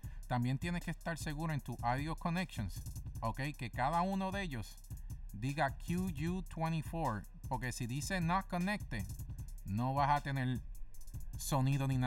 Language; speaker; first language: Spanish; native; Spanish